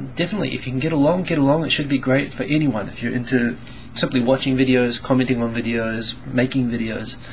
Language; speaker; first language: English; native; English